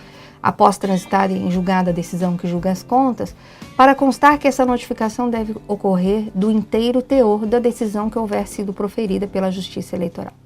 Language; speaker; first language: Portuguese; native; Portuguese